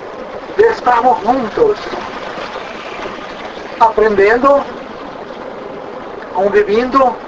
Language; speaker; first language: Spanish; non-native, learner; Portuguese